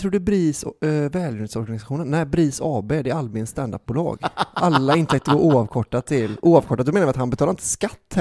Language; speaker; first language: Swedish; native; Swedish